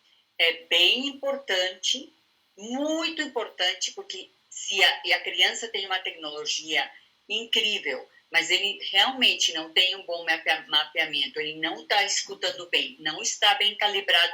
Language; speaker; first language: Portuguese; non-native, fluent; Spanish